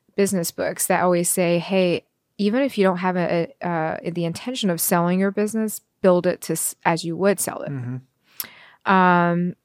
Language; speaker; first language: English; early bilingual, other home language; Chinese